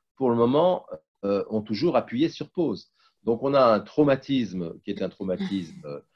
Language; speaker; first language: French; native; French